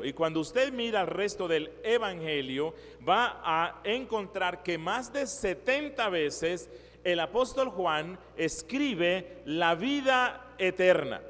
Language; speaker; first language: Spanish; native; Spanish